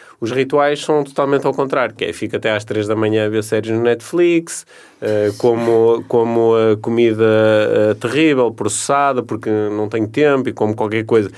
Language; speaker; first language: Portuguese; native; Portuguese